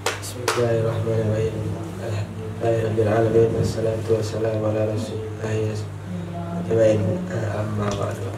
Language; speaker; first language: Arabic; non-native, fluent; Indonesian